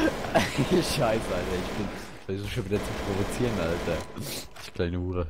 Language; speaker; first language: German; native; German